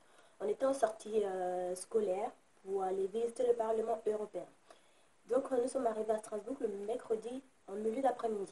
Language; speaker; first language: French; native; French